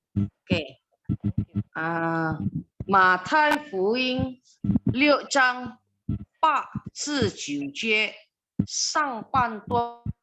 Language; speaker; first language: Chinese; non-native, learner; Indonesian